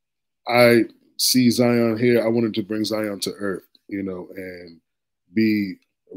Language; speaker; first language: English; native; English